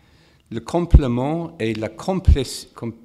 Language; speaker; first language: French; non-native, fluent; English